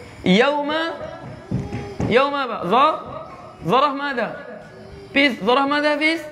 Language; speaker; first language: Arabic; non-native, fluent; Malay